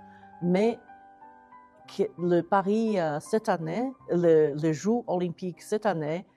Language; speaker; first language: French; non-native, learner; Chinese